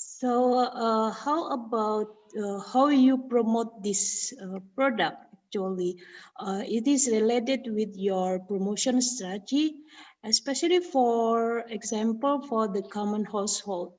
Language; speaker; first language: English; non-native, fluent; Indonesian